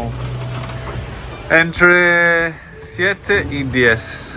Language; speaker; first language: Spanish; non-native, learner; English